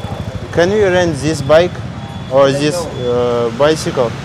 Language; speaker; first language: English; non-native, learner; Russian